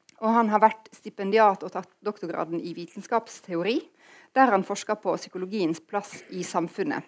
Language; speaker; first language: Norwegian; native; Norwegian